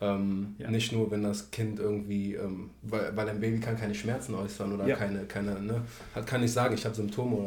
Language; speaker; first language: German; native; German